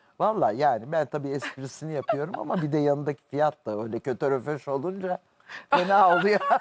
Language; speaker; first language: Turkish; native; Turkish